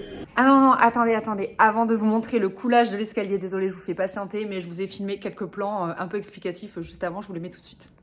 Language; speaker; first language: French; native; French